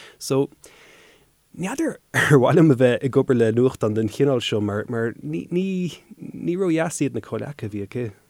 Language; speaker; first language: Irish; native; Irish